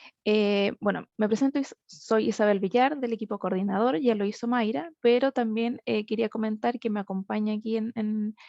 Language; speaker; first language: Spanish; native; Spanish